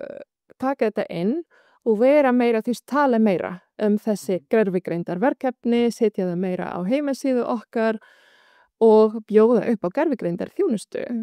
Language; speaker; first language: Icelandic; non-native, fluent; Arabic